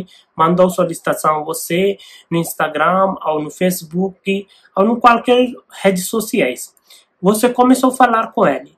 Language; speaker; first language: Portuguese; non-native, learner; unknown